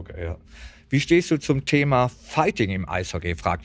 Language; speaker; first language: German; native; German